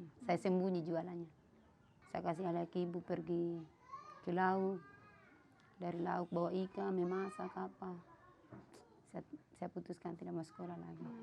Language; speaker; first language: Indonesian; non-native, local second language; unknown